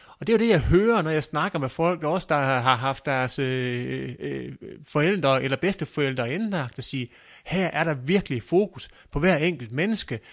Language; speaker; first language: Danish; native; Danish